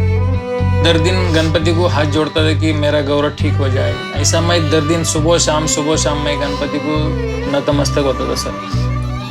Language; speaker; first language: Hindi; non-native, local second language; Marathi